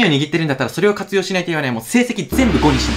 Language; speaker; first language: Japanese; native; Japanese